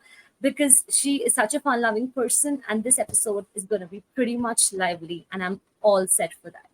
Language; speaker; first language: English; non-native, local second language; Hindi